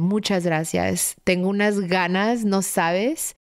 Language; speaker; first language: Spanish; early bilingual, heritage; Spanish